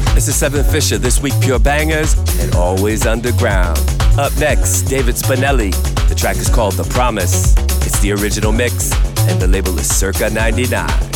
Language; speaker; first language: English; native; English